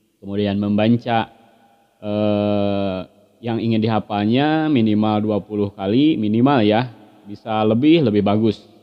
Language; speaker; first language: Indonesian; non-native, local second language; Sundanese